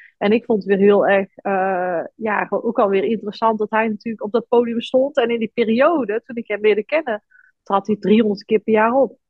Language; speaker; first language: Dutch; native; Dutch